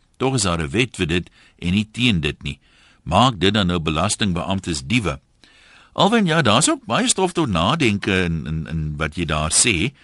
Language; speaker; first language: Afrikaans; native; Afrikaans